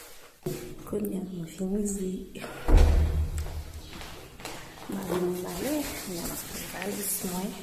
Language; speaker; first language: French; non-native, learner; Haitian Creole